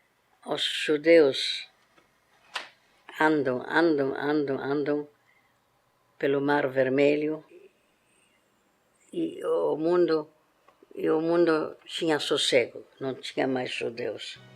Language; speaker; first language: Portuguese; non-native, fluent; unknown